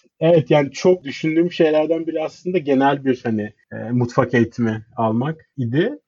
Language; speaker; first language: Turkish; native; Turkish